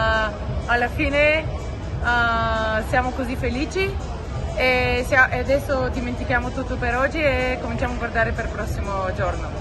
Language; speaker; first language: Italian; non-native, learner; English